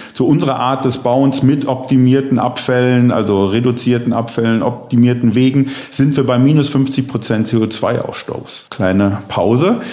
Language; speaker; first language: German; native; German